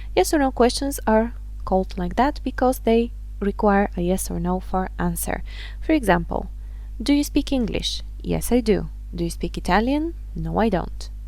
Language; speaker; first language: English; non-native, fluent; Bulgarian